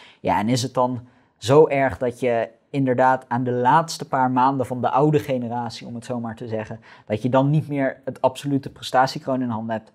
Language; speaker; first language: Dutch; native; Dutch